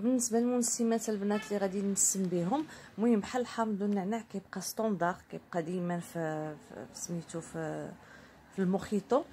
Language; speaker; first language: Arabic; native; Arabic